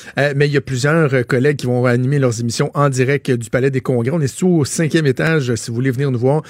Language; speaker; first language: French; native; French